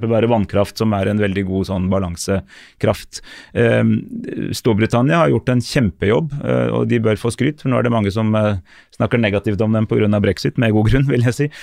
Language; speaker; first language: Norwegian; native; Norwegian